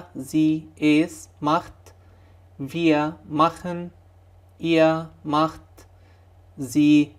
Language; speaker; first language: German; non-native, fluent; Arabic